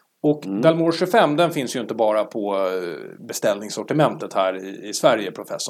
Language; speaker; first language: Swedish; native; Swedish